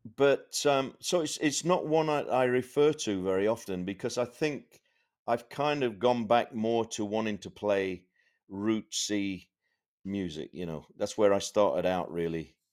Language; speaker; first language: English; native; English